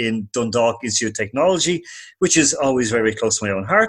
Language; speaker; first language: English; native; English